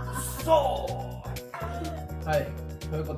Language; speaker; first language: Korean; native; Korean